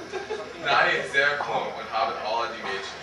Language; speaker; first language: German; non-native, learner; English